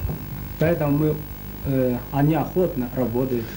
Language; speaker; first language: Russian; non-native, fluent; Chinese